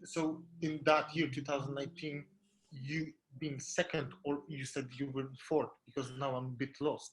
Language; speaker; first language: English; non-native, fluent; Polish